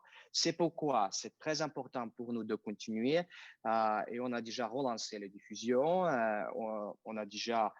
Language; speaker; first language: French; non-native, fluent; Russian